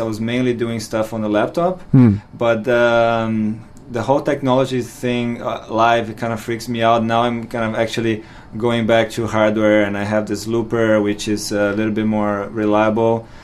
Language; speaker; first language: English; non-native, fluent; Portuguese